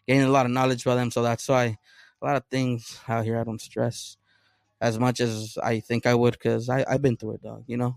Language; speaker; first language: English; early bilingual, other home language; Spanish